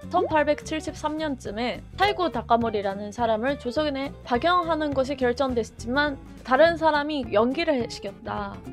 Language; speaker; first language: Korean; non-native, fluent; Japanese